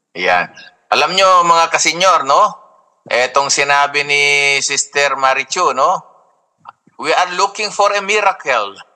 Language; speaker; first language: Filipino; non-native, local second language; Iloko